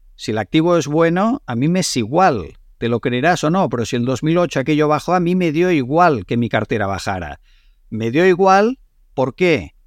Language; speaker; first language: Spanish; non-native, local second language; Catalan